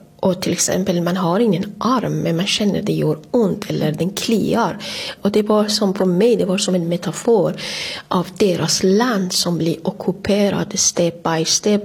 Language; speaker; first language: Swedish; non-native, fluent; Persian